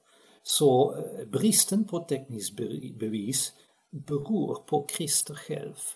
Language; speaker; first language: Swedish; non-native, fluent; Dutch